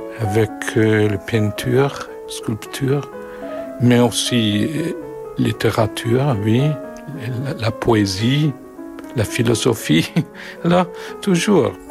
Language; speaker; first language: French; non-native, learner; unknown